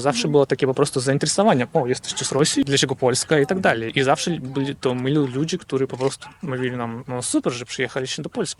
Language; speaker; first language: Polish; non-native, learner; Russian